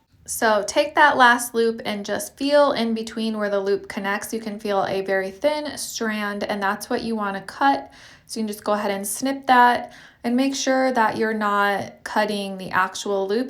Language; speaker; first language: English; native; English